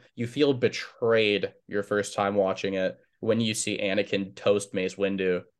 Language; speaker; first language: English; native; English